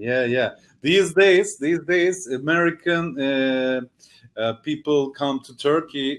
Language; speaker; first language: English; non-native, learner; Turkish